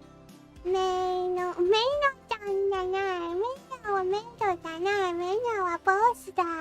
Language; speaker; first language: Japanese; non-native, learner; English